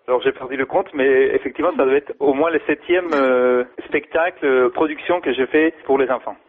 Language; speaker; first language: French; non-native, fluent; Spanish